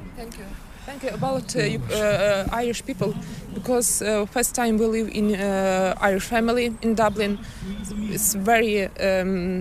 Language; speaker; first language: English; non-native, learner; Ukrainian